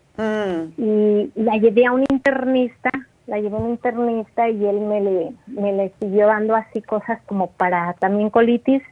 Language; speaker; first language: Spanish; native; Spanish